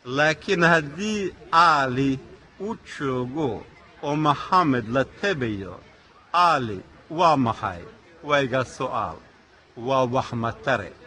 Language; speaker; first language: Somali; non-native, fluent; Russian